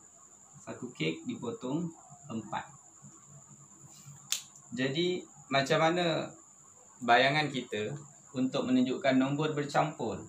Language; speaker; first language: Malay; native; Malay